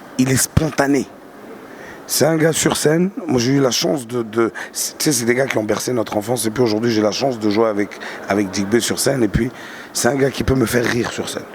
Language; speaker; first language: French; non-native, local second language; Arabic